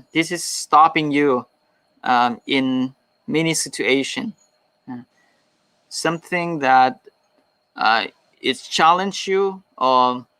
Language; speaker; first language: English; non-native, fluent; Thai